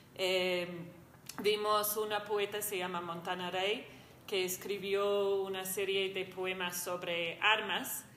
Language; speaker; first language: Spanish; non-native, fluent; English